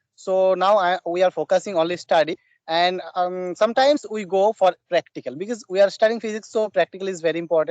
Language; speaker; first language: English; non-native, learner; Bangla